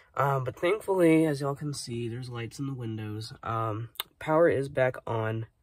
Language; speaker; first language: English; native; English